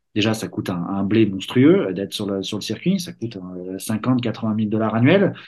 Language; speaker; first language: French; native; French